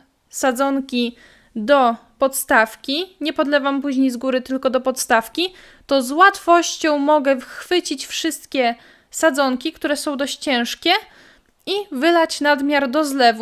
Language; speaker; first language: Polish; native; Polish